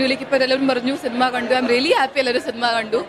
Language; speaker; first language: Malayalam; non-native, local second language; Punjabi